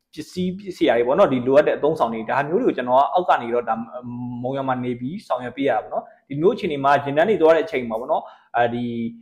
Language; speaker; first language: Burmese; native; Burmese